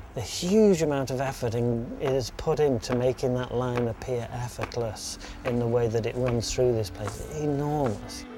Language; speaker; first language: English; native; English